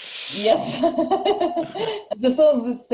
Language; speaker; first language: English; non-native, learner; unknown